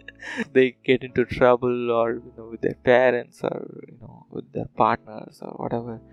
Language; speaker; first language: English; non-native, local second language; Telugu